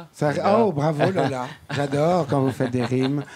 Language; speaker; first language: French; native; French